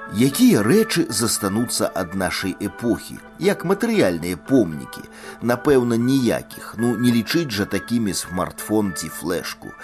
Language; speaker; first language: Belarusian; native; Belarusian